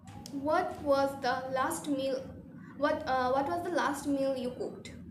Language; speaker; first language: English; non-native, fluent; Bangla